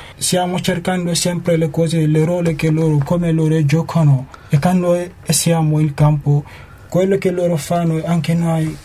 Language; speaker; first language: Italian; non-native, learner; Fula